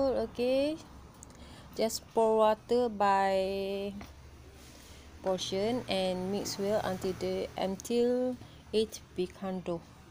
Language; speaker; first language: English; non-native, local second language; Malay